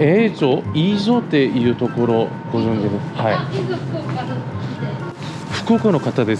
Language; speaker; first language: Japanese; non-native, learner; Korean